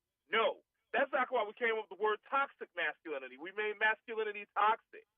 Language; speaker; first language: English; native; English